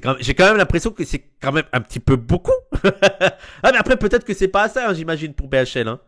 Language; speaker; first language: French; native; French